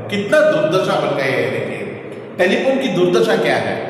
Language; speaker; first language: Hindi; non-native, local second language; Kannada